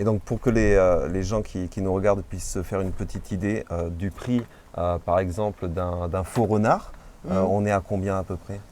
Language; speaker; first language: French; native; French